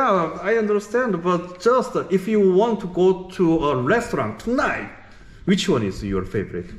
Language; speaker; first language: English; non-native, learner; Korean